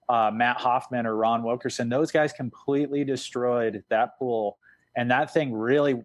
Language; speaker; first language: English; native; English